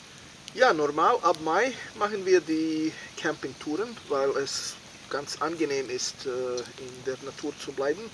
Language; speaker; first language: German; non-native, fluent; Serbian